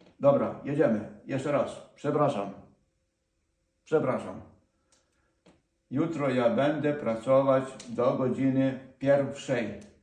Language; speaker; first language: Polish; non-native, fluent; Ukrainian